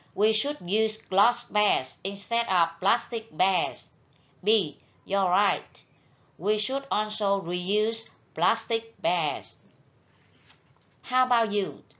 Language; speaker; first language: English; non-native, fluent; Vietnamese